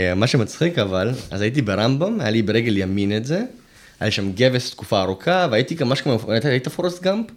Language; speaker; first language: Hebrew; early bilingual, other home language; Russian